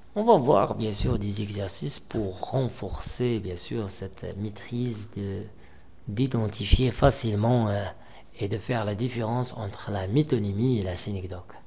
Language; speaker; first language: French; non-native, local second language; Arabic